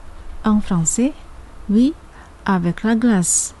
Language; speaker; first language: French; non-native, fluent; Indonesian